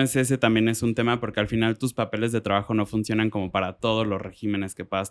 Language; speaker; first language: Spanish; native; Spanish